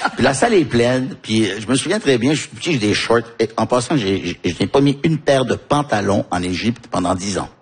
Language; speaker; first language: French; early bilingual, heritage; French